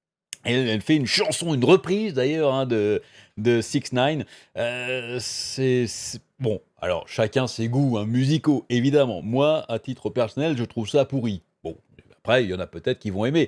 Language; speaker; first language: French; native; French